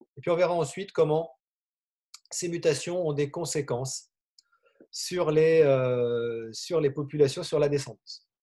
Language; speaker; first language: French; native; French